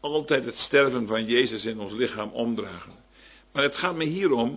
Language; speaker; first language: Dutch; native; Dutch